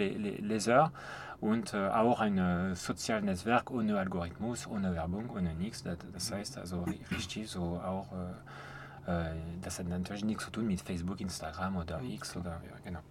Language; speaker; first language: German; non-native, fluent; French